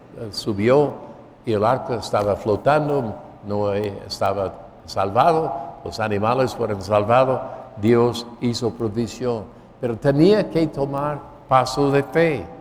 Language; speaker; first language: Spanish; non-native, fluent; English